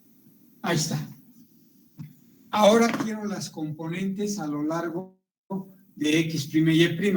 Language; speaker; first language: Spanish; native; Spanish